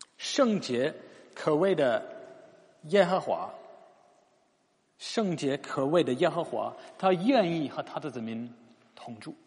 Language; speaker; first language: Chinese; non-native, fluent; English